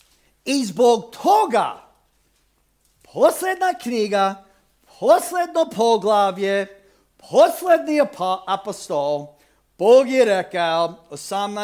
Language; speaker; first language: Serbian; non-native, fluent; English